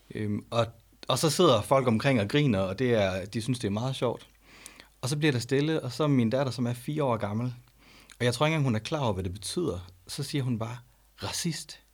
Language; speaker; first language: Danish; native; Danish